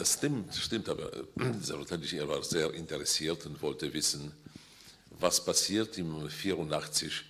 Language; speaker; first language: German; non-native, fluent; Polish